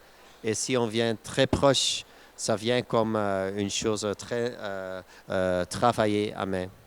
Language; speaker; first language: French; non-native, local second language; Dutch